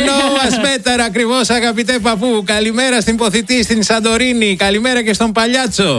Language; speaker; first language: Greek; native; Greek